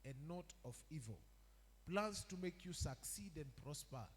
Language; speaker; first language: English; non-native, local second language; Swahili